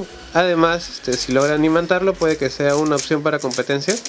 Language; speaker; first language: Spanish; native; Spanish